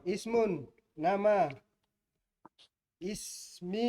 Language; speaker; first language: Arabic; non-native, learner; Indonesian